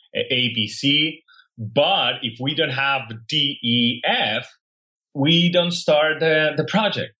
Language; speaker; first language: English; non-native, fluent; Spanish